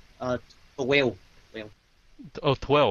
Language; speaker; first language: English; non-native, learner; Vietnamese